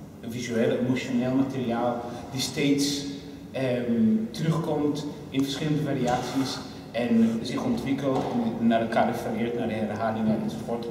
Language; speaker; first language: Dutch; non-native, fluent; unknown